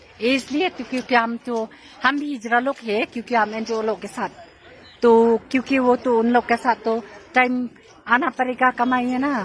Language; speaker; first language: Hindi; non-native, local second language; Khasi